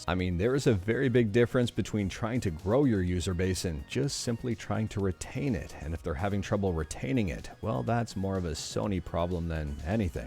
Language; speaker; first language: English; native; English